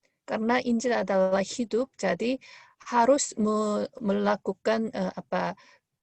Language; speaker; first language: Indonesian; non-native, fluent; Korean